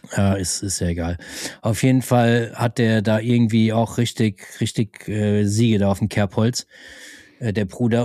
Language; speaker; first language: German; native; German